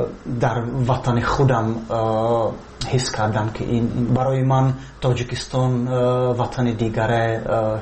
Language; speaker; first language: Persian; non-native, fluent; Czech